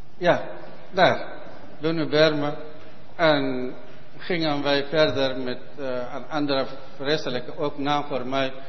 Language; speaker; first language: Dutch; non-native, learner; Arabic